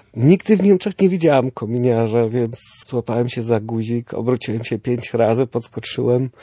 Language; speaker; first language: Polish; early bilingual, other home language; German